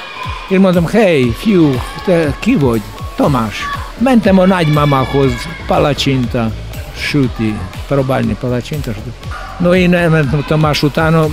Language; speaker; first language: Hungarian; non-native, learner; Russian